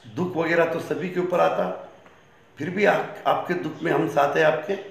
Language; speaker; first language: Hindi; non-native, local second language; Marathi